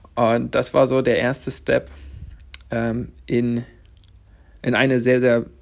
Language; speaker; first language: German; native; German